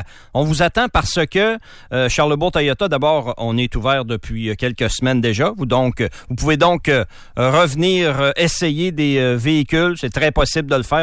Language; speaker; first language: French; native; French